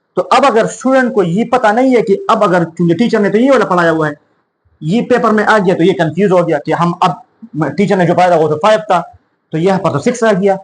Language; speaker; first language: Urdu; non-native, local second language; Pashto